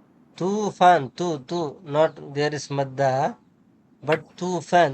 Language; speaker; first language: English; non-native, learner; Urdu